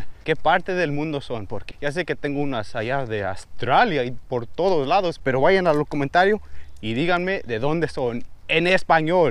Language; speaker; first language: Spanish; early bilingual, heritage; Spanish